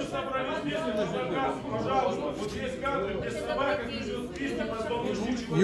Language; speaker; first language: Russian; native; Russian